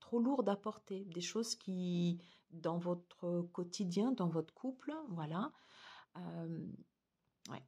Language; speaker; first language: French; native; French